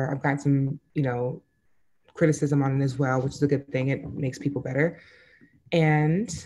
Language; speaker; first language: English; native; English